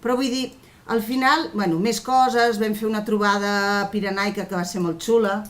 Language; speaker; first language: Catalan; non-native, local second language; Spanish